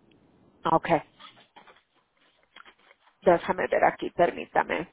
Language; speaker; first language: Spanish; early bilingual, heritage; Spanish